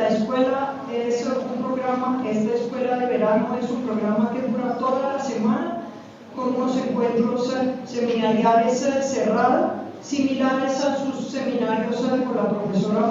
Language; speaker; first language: Spanish; native; Spanish